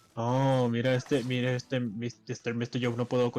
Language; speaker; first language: Spanish; early bilingual, heritage; English